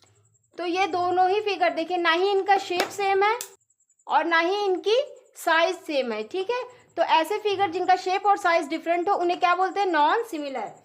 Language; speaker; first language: Hindi; native; Hindi